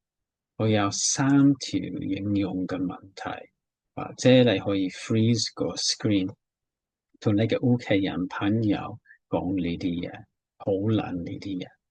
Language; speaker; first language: Cantonese; non-native, fluent; English